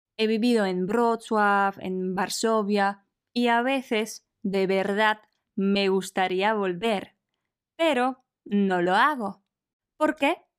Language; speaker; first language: Spanish; non-native, fluent; Polish